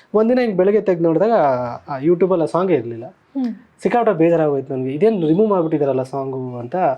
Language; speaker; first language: Kannada; native; Kannada